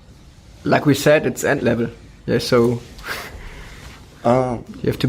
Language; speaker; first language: English; non-native, fluent; German